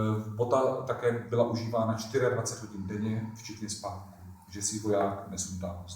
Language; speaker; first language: Czech; native; Czech